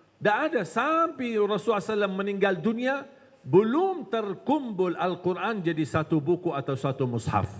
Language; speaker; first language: Malay; non-native, fluent; Arabic